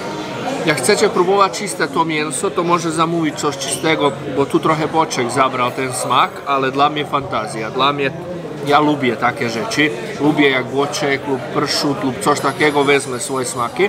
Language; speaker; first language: Polish; non-native, fluent; Croatian